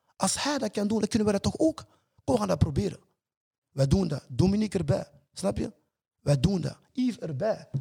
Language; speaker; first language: Dutch; early bilingual, other home language; French